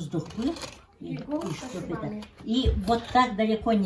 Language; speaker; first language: Russian; non-native, local second language; Yakut